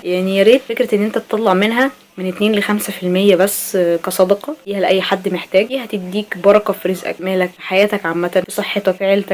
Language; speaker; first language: Arabic; native; Arabic